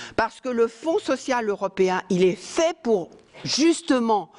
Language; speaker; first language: French; native; French